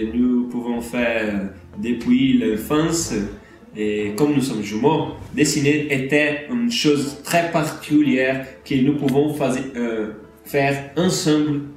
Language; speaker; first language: French; non-native, learner; Portuguese